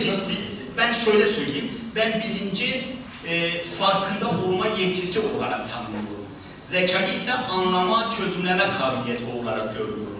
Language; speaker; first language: Turkish; native; Turkish